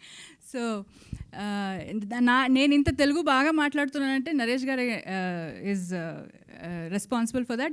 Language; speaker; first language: Telugu; non-native, local second language; Kannada